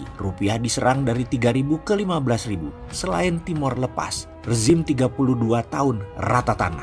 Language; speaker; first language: Indonesian; native; Indonesian